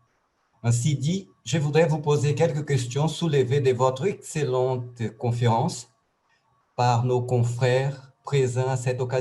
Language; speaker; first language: French; non-native, fluent; Portuguese